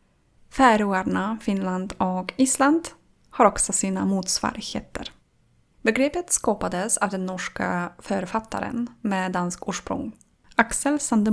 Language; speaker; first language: Swedish; non-native, fluent; Polish